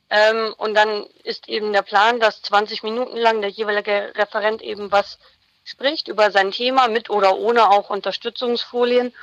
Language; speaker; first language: German; native; German